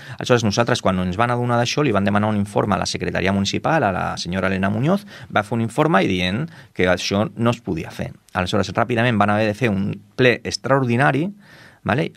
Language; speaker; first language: Catalan; non-native, local second language; Spanish